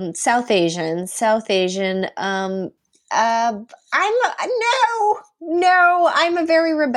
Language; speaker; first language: English; non-native, fluent; Punjabi